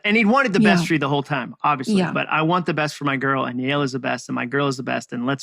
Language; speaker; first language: English; native; English